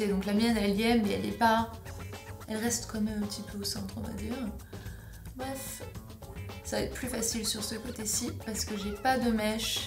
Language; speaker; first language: French; native; French